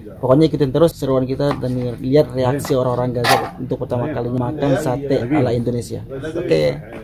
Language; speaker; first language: Indonesian; native; Indonesian